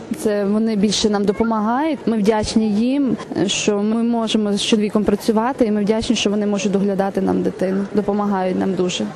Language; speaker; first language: Ukrainian; native; Ukrainian